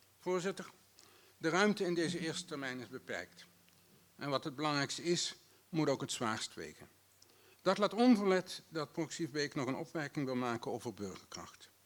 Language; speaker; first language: Dutch; native; Dutch